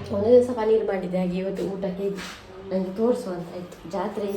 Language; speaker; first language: Kannada; non-native, local second language; Tulu